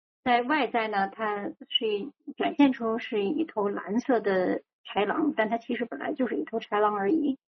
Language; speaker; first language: Chinese; native; Chinese